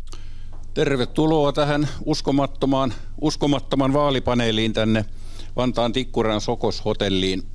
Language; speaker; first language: Finnish; native; Finnish